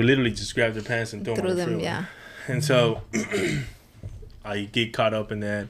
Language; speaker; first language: English; non-native, fluent; Spanish